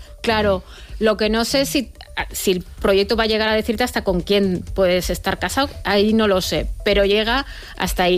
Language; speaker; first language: Spanish; native; Spanish